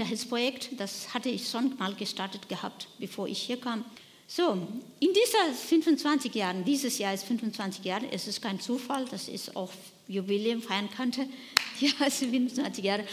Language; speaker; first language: German; non-native, learner; Nepali